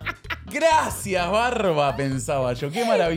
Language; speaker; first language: Spanish; native; Spanish